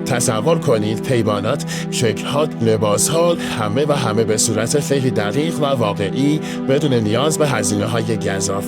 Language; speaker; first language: Persian; native; Persian